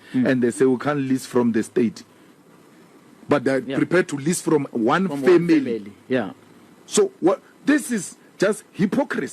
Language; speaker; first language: English; non-native, local second language; Northern Sotho